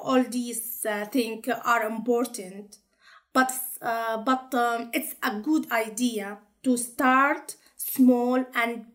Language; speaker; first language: English; non-native, learner; Arabic